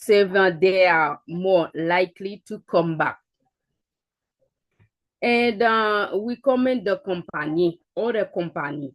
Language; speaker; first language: English; non-native, learner; Haitian Creole